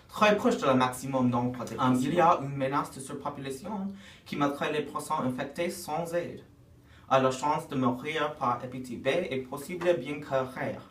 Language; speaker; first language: French; non-native, learner; English